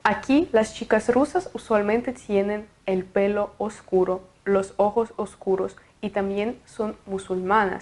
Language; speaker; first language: Spanish; non-native, fluent; Russian